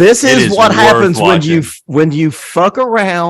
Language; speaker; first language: English; native; English